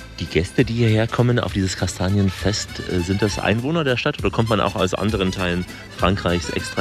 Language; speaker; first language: German; native; German